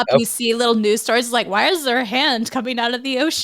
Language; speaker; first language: English; native; English